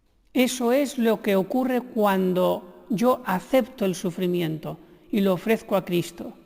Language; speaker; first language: Spanish; native; Spanish